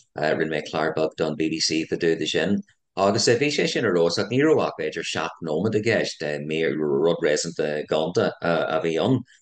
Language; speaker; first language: Irish; non-native, local second language; English